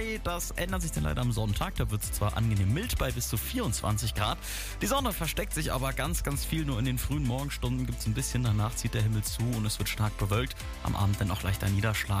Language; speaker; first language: German; native; German